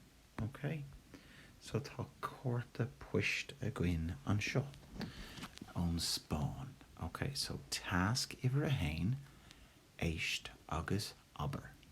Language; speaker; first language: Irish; non-native, local second language; English